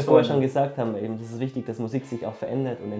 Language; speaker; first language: German; native; German